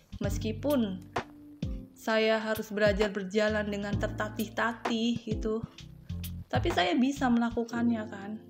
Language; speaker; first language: Indonesian; native; Indonesian